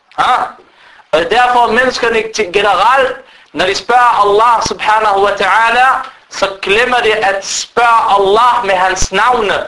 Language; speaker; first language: Danish; early bilingual, other home language; Arabic